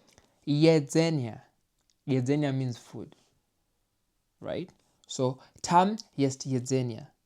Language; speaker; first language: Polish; non-native, learner; English